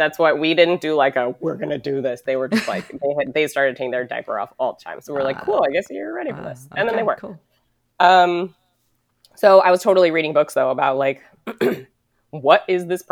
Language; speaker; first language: English; native; English